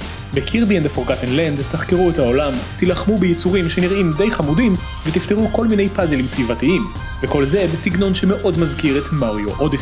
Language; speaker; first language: Hebrew; native; Hebrew